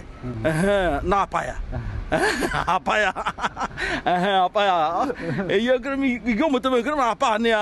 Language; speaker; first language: Korean; non-native, learner; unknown